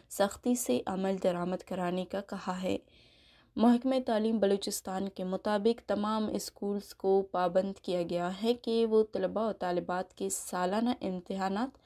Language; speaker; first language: Urdu; non-native, local second language; Baluchi